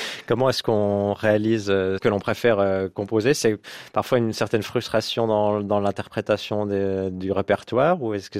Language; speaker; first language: French; native; French